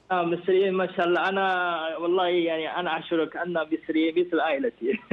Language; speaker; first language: Arabic; non-native, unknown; Korean